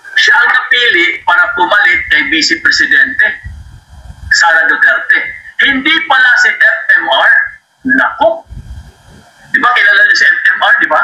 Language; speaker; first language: Filipino; non-native, local second language; Cebuano